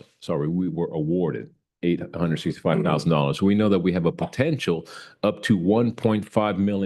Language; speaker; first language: English; native; English